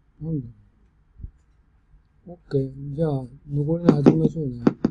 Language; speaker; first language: Japanese; native; Japanese